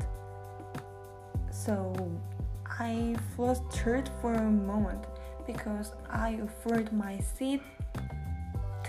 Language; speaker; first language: English; non-native, learner; Korean